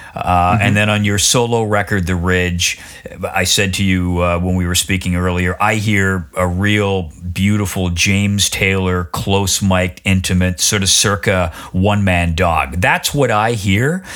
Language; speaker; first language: English; native; English